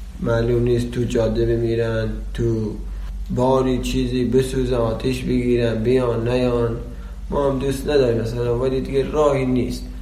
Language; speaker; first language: Persian; non-native, local second language; Baluchi